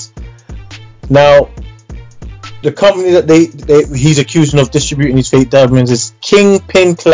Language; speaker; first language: English; native; English